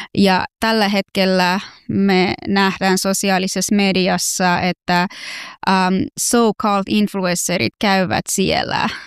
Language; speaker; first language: Finnish; non-native, fluent; Persian